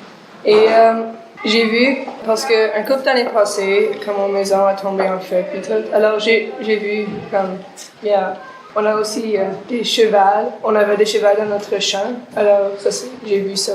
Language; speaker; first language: French; non-native, local second language; English